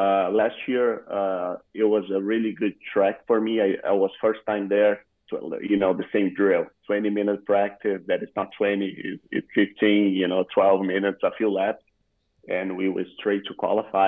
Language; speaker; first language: English; non-native, fluent; Portuguese